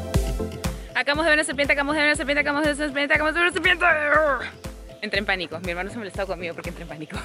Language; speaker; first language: Spanish; native; Spanish